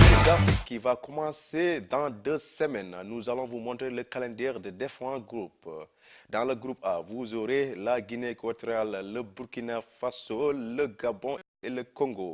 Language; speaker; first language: French; non-native, fluent; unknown